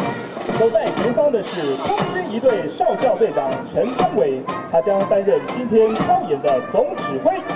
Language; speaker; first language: Chinese; native; Chinese